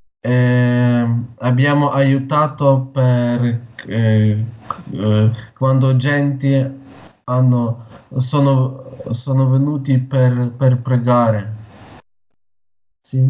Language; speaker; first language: Italian; non-native, learner; Ukrainian